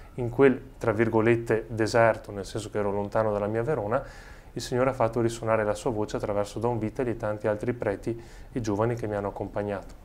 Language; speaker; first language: Italian; native; Italian